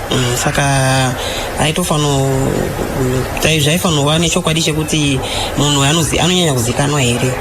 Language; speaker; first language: Shona; non-native, fluent; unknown